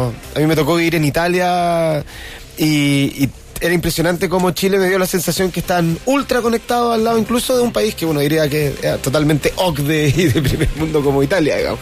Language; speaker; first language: Spanish; native; Spanish